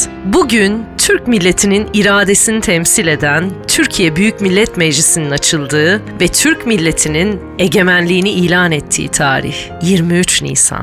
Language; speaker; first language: Turkish; native; Turkish